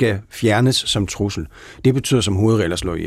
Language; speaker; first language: Danish; native; Danish